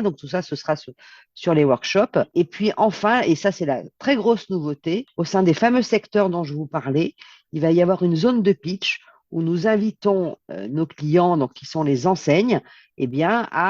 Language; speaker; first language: French; native; French